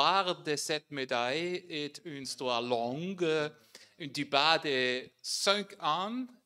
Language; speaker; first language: French; non-native, fluent; German